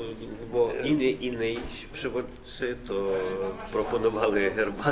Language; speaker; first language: Polish; non-native, learner; Ukrainian